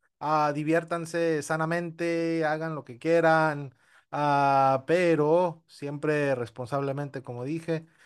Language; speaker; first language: Spanish; early bilingual, heritage; Spanish